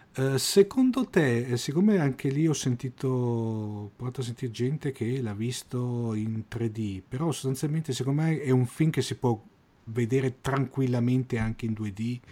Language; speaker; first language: Italian; native; Italian